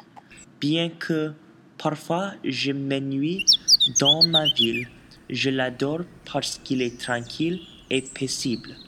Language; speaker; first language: French; non-native, learner; English